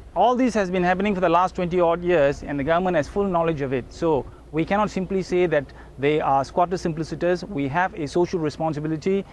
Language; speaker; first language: English; non-native, local second language; Tamil